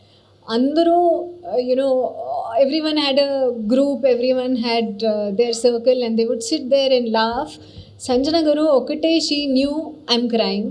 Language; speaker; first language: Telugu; non-native, learner; Hindi